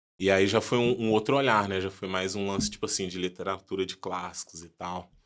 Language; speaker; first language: Portuguese; early bilingual, other home language; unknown